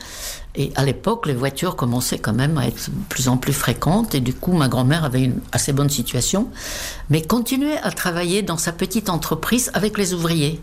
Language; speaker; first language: French; non-native, fluent; Czech